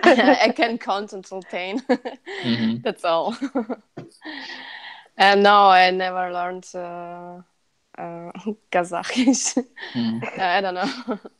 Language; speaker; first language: English; non-native, learner; Russian